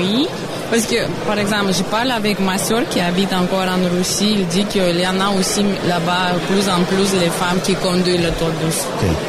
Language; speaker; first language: French; non-native, learner; Russian